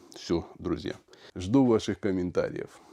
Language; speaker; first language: Russian; native; Russian